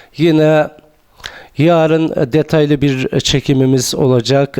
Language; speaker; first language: Turkish; native; Turkish